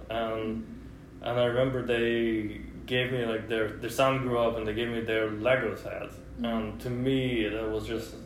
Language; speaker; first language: English; non-native, fluent; Russian